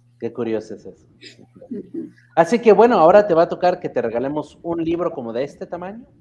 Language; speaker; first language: Spanish; early bilingual, heritage; Spanish